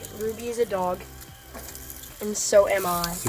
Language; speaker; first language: English; native; English